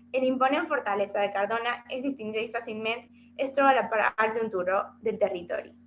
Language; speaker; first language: Catalan; non-native, learner; Spanish